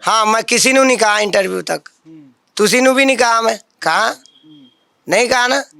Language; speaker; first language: Hindi; non-native, local second language; Punjabi